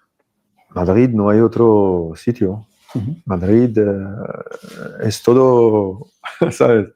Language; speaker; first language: Spanish; non-native, fluent; French